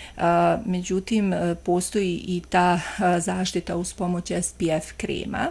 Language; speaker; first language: Croatian; native; Croatian